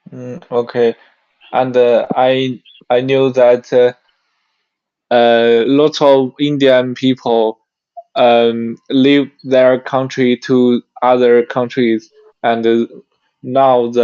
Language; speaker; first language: English; non-native, learner; Chinese